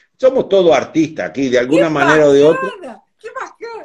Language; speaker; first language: Portuguese; non-native, learner; Spanish